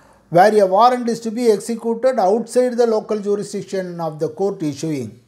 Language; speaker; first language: English; non-native, local second language; Tamil